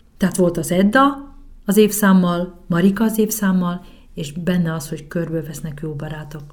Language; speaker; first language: Hungarian; native; Hungarian